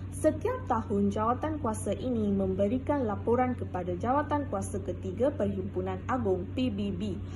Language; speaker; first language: Malay; non-native, local second language; Tamil